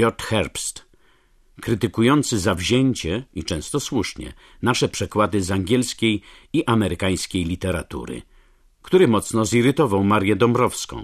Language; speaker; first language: Polish; native; Polish